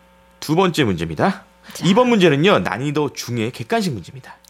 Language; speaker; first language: Korean; native; Korean